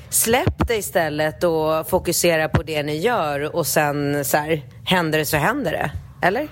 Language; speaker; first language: Swedish; early bilingual, other home language; Polish